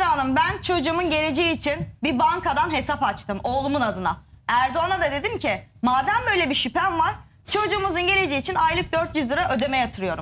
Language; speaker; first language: Turkish; native; Turkish